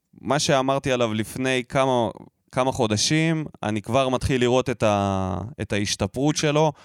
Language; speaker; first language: Hebrew; native; Hebrew